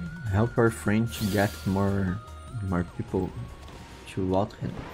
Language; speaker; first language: English; non-native, learner; Portuguese